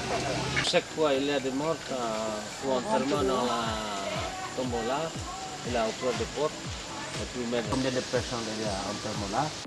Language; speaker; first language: French; non-native, learner; Indonesian